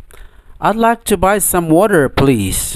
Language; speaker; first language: English; non-native, fluent; Indonesian